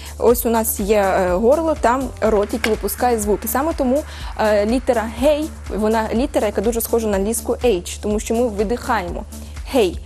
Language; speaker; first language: Ukrainian; early bilingual, heritage; Ukrainian